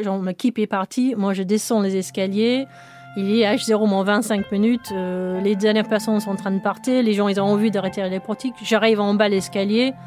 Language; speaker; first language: French; non-native, fluent; English